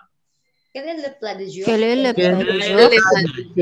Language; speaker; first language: French; non-native, learner; Indonesian